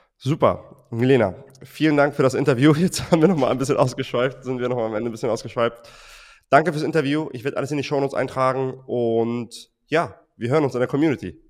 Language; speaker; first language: German; native; German